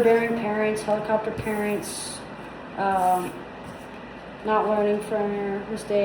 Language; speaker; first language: English; native; English